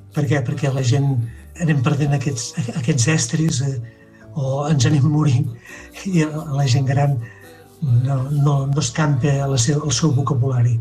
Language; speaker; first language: Catalan; native; Catalan